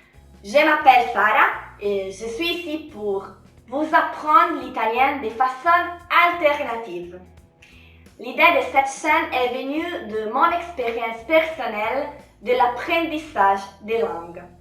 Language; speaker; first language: French; non-native, fluent; Italian